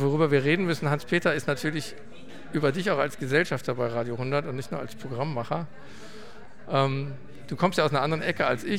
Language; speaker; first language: German; native; German